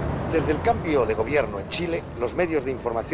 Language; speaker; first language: Spanish; native; Spanish